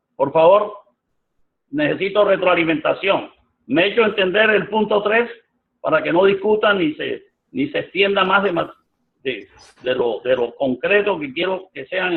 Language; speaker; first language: Spanish; native; Spanish